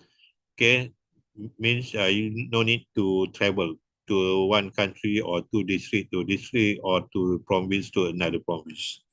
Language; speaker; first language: English; non-native, local second language; Malay